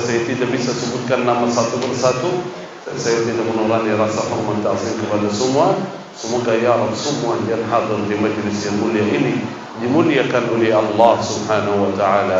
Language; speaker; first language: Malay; non-native, fluent; Arabic